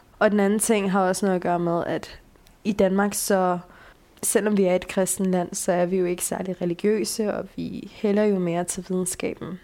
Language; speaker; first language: Danish; early bilingual, other home language; Bulgarian